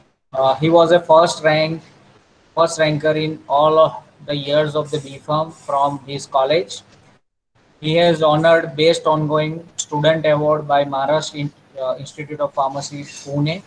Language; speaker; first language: English; non-native, local second language; Gujarati